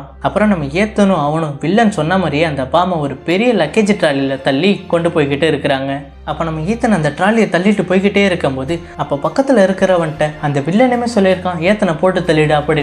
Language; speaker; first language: Tamil; native; Tamil